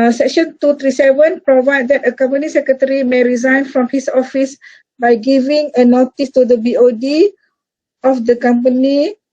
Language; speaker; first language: English; non-native, local second language; Malay